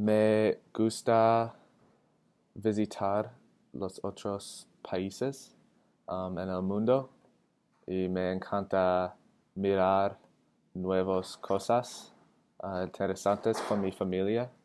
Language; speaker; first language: Spanish; non-native, learner; English